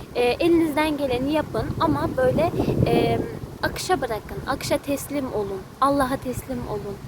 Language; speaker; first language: Turkish; early bilingual, other home language; Uzbek